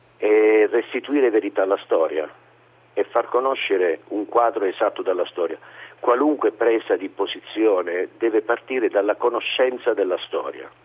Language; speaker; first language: Italian; native; Italian